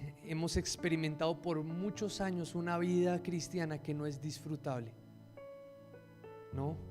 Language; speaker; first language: Spanish; native; Spanish